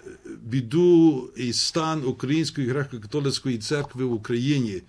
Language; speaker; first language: Ukrainian; early bilingual, heritage; Ukrainian